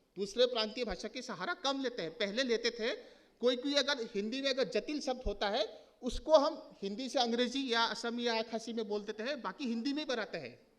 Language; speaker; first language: Hindi; non-native, local second language; Assamese